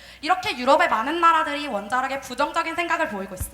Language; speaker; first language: Korean; native; Korean